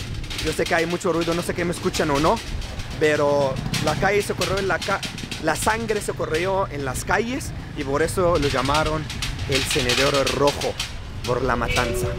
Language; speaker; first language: Spanish; non-native, fluent; Arabic